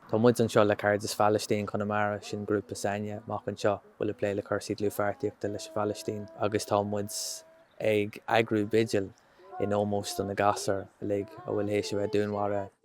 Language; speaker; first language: Irish; non-native, local second language; English